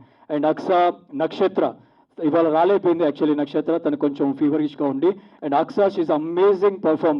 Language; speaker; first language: Telugu; native; Telugu